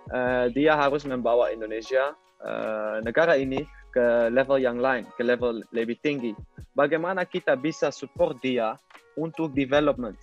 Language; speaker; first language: Indonesian; non-native, learner; Dutch